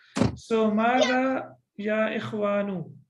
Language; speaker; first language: Arabic; non-native, fluent; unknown